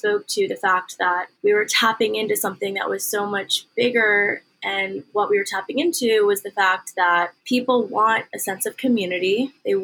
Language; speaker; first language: English; native; English